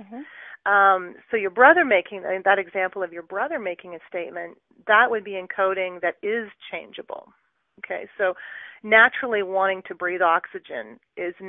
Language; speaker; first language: English; native; English